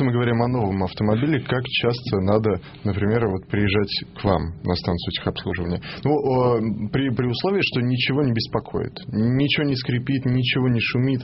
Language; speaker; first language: Russian; native; Russian